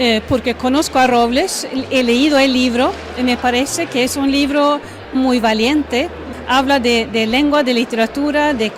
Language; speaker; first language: Spanish; non-native, fluent; Swedish